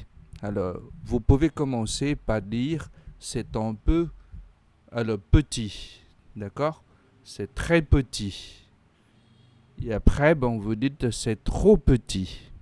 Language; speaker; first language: French; non-native, fluent; Khmer